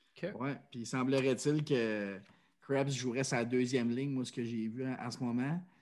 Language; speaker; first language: French; native; French